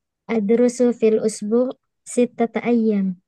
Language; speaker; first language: Arabic; non-native, learner; Indonesian